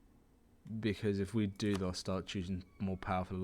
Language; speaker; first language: English; native; English